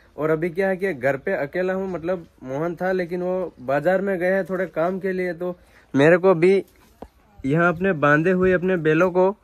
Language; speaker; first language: Hindi; non-native, local second language; Bhili